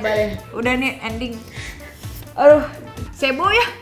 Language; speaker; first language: Indonesian; native; Indonesian